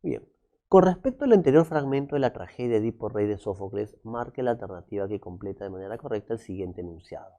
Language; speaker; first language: Spanish; native; Spanish